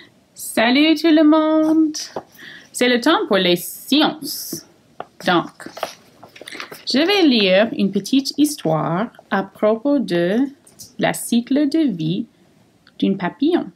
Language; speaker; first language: French; non-native, fluent; English